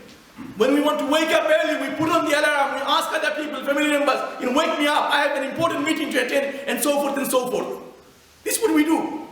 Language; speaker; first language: English; non-native, fluent; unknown